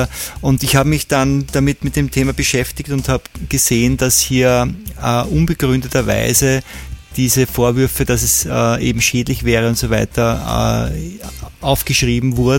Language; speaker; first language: German; native; German